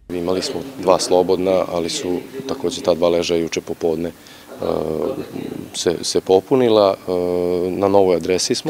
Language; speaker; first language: Serbian; native; Serbian